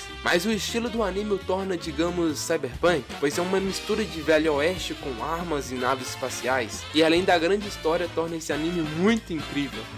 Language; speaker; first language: Portuguese; native; Portuguese